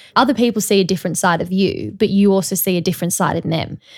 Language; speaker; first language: English; native; English